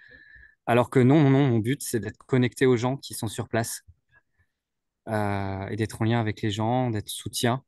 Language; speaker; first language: French; native; French